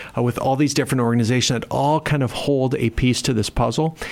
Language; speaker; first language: English; native; English